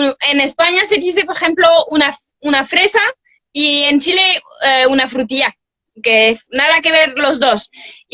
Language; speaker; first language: Spanish; non-native, fluent; French